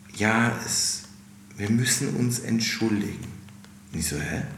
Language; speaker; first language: German; native; German